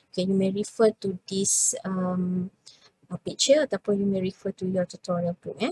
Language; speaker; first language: English; non-native, local second language; Malay